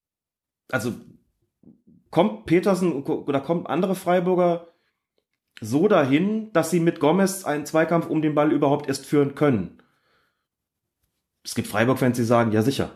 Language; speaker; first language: German; native; German